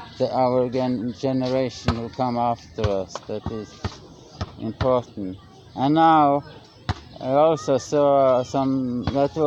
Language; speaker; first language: English; non-native, learner; Norwegian